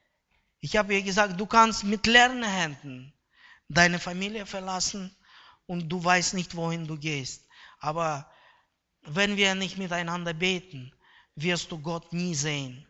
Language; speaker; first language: German; non-native, fluent; Russian